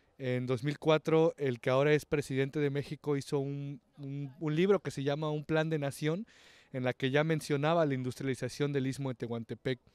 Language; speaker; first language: Spanish; native; Spanish